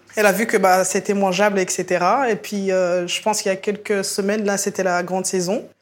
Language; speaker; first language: French; native; French